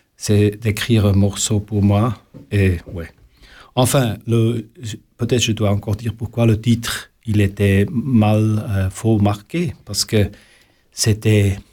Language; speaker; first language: French; non-native, local second language; Swiss German